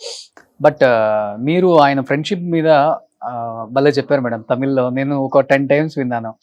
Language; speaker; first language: Telugu; native; Telugu